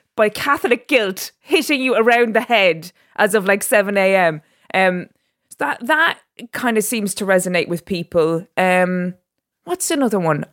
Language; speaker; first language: English; native; English